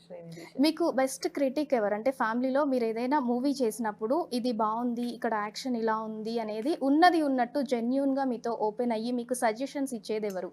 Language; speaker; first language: Telugu; native; Telugu